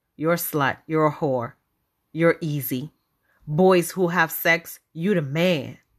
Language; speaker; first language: English; non-native, local second language; Wolof